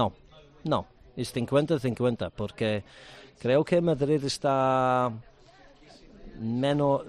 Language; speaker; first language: Spanish; non-native, learner; English